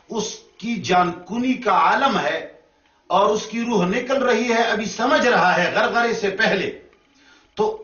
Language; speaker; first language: Urdu; non-native, local second language; Pashto